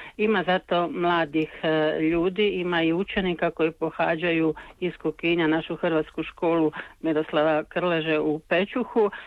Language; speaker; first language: Croatian; early bilingual, heritage; Croatian